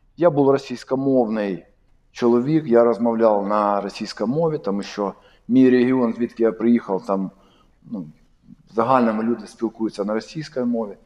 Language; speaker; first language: Ukrainian; non-native, local second language; Russian